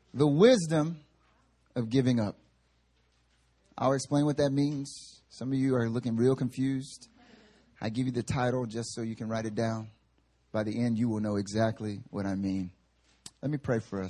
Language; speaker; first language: English; native; English